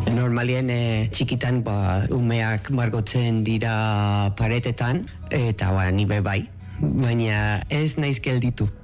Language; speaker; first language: Basque; non-native, local second language; Spanish